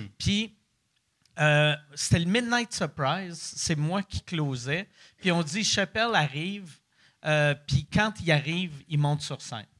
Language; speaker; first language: French; native; French